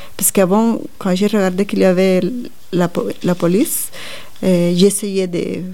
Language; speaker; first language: French; non-native, learner; Spanish